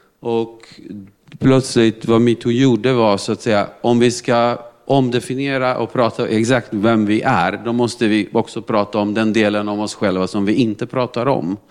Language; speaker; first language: Swedish; non-native, fluent; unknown